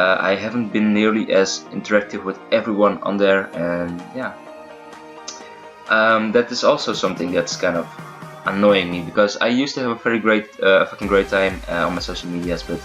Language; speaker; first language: English; non-native, fluent; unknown